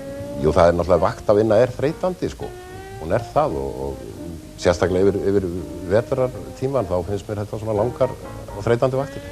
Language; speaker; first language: Icelandic; native; Icelandic